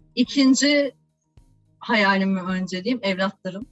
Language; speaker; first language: Turkish; native; Turkish